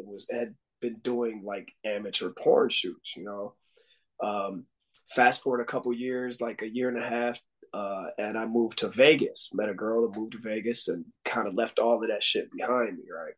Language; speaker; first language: English; native; English